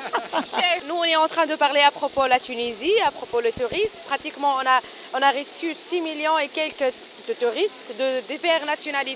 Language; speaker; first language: French; non-native, local second language; Arabic